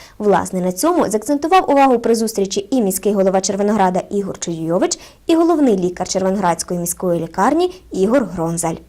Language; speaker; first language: Ukrainian; native; Ukrainian